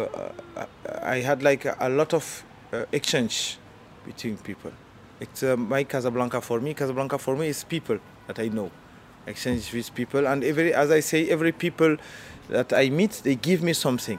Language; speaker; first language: English; non-native, learner; Arabic